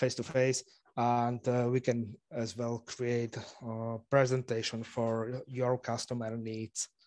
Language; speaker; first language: English; non-native, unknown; Slovak